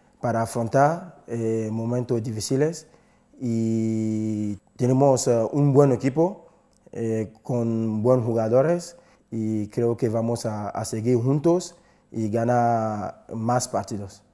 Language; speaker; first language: Spanish; non-native, learner; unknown